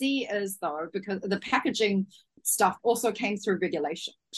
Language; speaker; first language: English; native; English